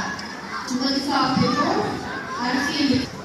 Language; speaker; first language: Russian; native; Russian